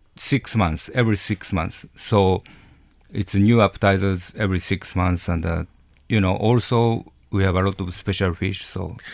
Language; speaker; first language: English; non-native, learner; Japanese